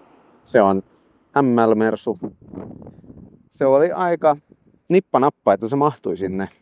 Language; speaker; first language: Finnish; non-native, fluent; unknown